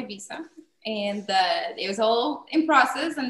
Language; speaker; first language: English; non-native, fluent; Spanish